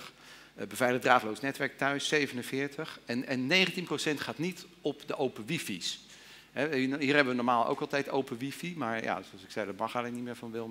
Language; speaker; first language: Dutch; native; Dutch